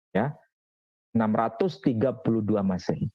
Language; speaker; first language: Indonesian; native; Indonesian